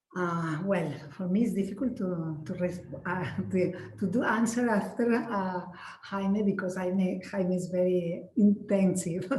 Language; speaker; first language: English; non-native, learner; Spanish